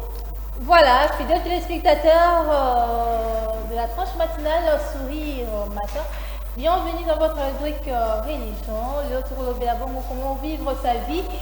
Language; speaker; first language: French; non-native, local second language; Lingala